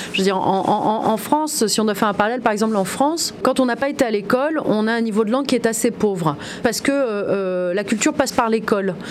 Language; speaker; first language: French; early bilingual, other home language; Kabyle